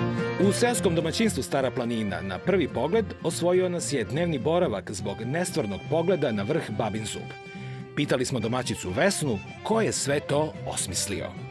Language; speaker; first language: Serbian; native; Serbian